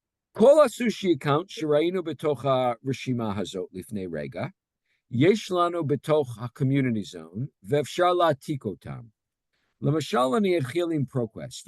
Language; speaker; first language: Hebrew; non-native, fluent; English